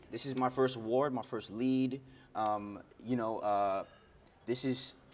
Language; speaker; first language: English; native; English